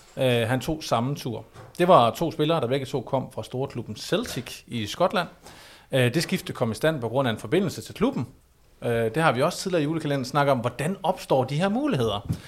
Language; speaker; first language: Danish; native; Danish